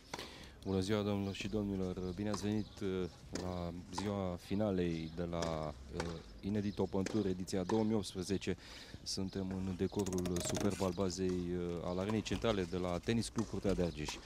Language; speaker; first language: Romanian; native; Romanian